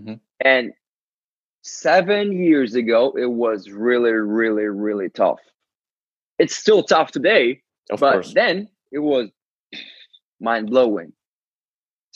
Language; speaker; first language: English; non-native, fluent; Ukrainian